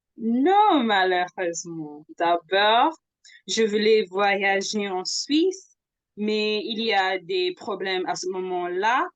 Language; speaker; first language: French; non-native, fluent; English